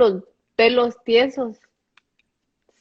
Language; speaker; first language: Spanish; early bilingual, heritage; Spanish